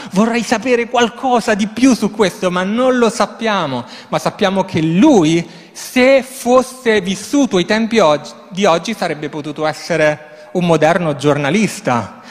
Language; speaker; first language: Italian; native; Italian